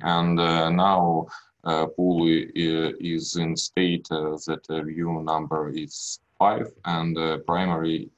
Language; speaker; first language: English; non-native, learner; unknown